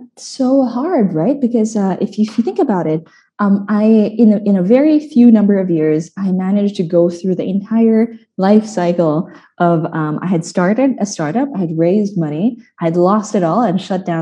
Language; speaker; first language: English; non-native, local second language; Filipino